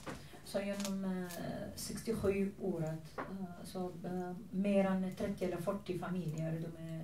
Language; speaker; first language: Swedish; non-native, fluent; Arabic